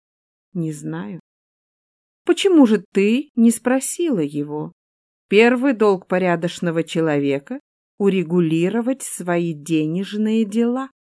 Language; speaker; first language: Russian; native; Russian